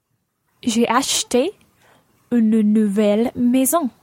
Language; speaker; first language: French; non-native, learner; English